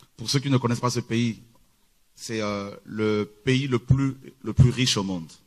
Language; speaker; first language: French; early bilingual, other home language; Lingala